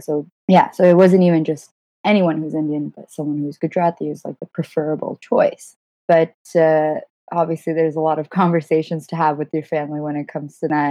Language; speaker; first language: English; non-native, fluent; Gujarati